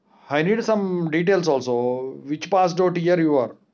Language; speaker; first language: English; non-native, local second language; Telugu